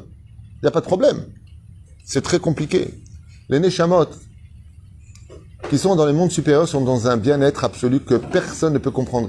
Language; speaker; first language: French; native; French